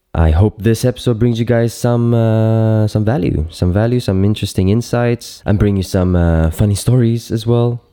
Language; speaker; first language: English; non-native, fluent; Greek